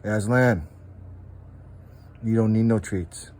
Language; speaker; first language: English; native; English